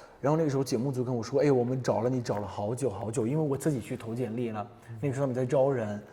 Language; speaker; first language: Chinese; non-native, fluent; Italian